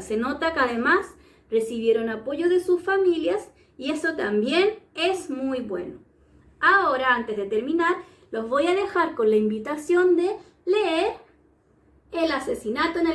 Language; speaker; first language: Spanish; native; Spanish